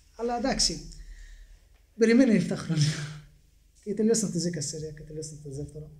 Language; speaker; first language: Greek; non-native, learner; Arabic